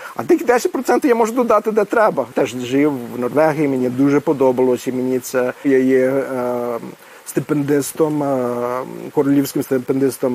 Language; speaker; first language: Ukrainian; early bilingual, heritage; Ukrainian